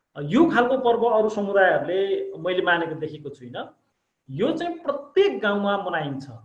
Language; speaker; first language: Nepali; non-native, local second language; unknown